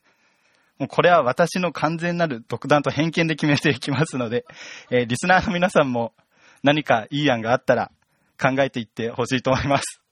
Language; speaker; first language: Japanese; native; Japanese